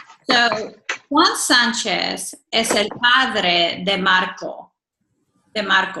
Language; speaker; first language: Spanish; non-native, fluent; English